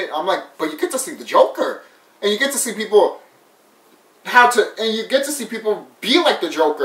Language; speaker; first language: English; native; English